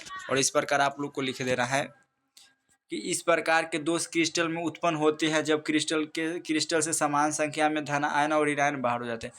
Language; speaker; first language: Hindi; native; Hindi